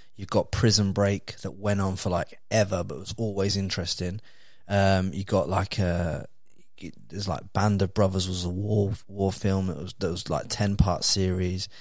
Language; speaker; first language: English; native; English